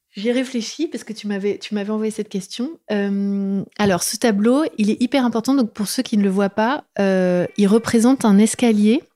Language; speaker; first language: French; native; French